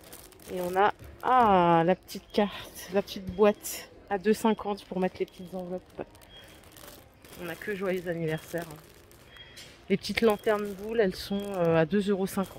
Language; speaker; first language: French; native; French